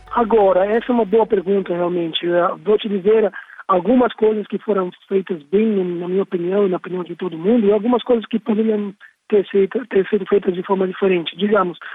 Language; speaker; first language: Portuguese; non-native, fluent; Italian